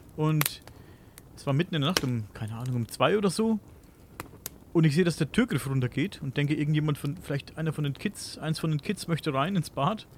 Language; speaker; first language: German; native; German